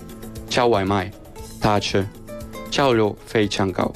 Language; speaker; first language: Chinese; non-native, learner; Spanish